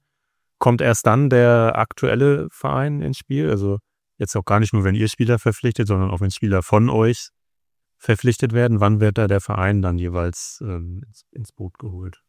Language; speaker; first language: German; native; German